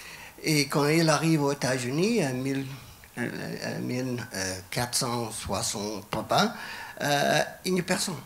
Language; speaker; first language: French; non-native, fluent; English